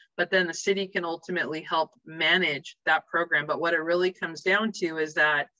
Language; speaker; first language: English; native; English